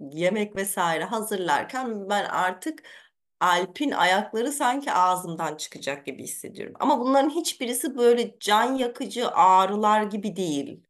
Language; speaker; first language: Turkish; early bilingual, heritage; Turkish